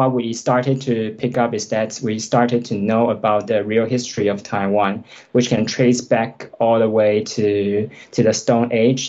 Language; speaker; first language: English; non-native, fluent; Chinese